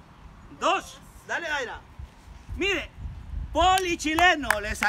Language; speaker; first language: Spanish; native; Spanish